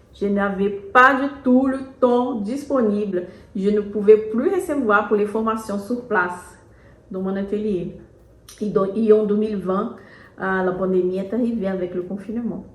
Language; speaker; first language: French; non-native, fluent; Portuguese